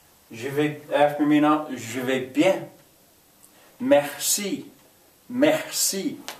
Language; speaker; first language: French; non-native, learner; English